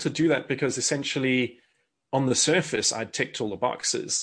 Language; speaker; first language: English; native; English